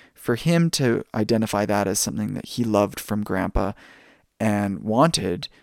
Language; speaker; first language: English; native; English